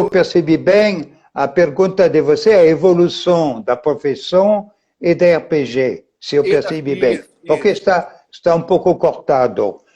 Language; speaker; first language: Portuguese; non-native, fluent; French